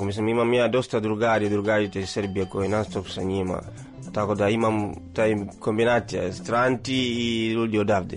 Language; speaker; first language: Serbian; non-native, fluent; Swahili